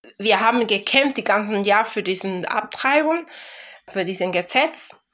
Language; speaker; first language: German; non-native, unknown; Spanish